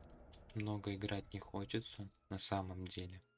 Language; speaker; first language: Russian; native; Russian